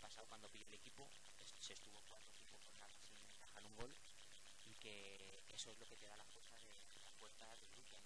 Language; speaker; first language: Spanish; native; Spanish